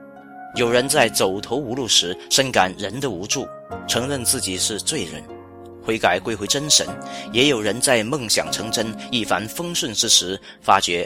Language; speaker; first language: Chinese; native; Chinese